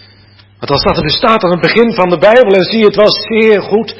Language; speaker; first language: Dutch; native; Dutch